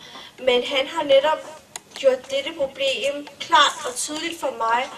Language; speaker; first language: Danish; early bilingual, other home language; Vietnamese